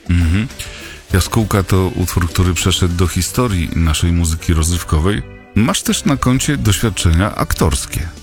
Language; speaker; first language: Polish; native; Polish